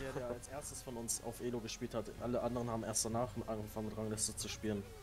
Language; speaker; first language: German; native; German